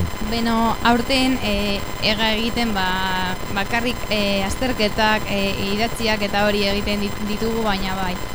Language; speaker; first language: Basque; non-native, local second language; Spanish